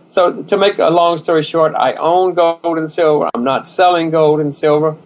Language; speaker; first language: English; native; English